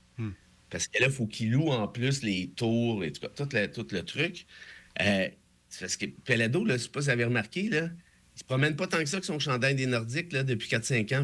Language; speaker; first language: French; native; French